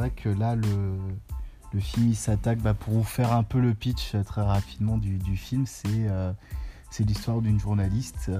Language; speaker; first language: French; native; French